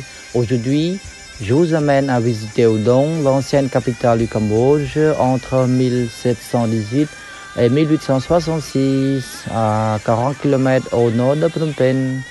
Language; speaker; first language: French; non-native, fluent; Khmer